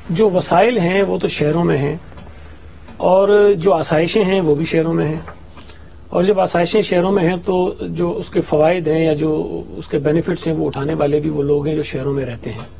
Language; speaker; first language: Urdu; native; Urdu